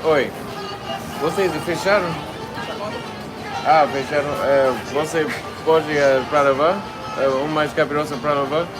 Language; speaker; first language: Portuguese; non-native, learner; English